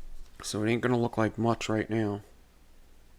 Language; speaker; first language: English; native; English